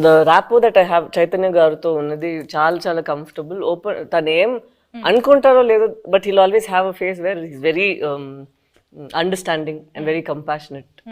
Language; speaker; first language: Telugu; non-native, fluent; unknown